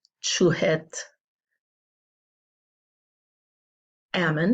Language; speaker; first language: Albanian; non-native, learner; English